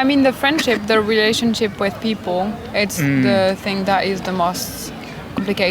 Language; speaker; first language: English; non-native, fluent; French